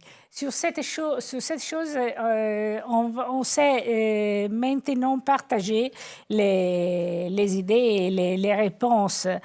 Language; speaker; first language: French; non-native, fluent; Italian